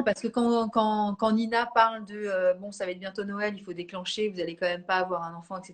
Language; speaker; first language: French; native; French